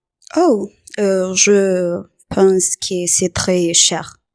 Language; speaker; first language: French; non-native, learner; Spanish